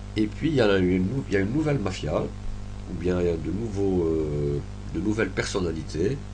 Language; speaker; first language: French; non-native, local second language; Arabic